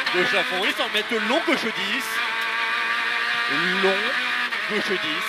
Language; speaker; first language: French; native; French